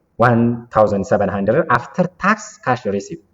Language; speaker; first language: English; non-native, local second language; Amharic